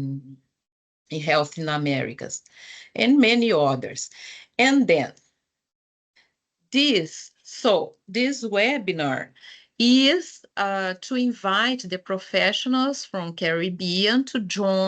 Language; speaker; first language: English; non-native, fluent; Portuguese